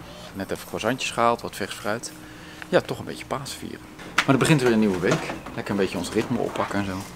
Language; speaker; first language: Dutch; native; Dutch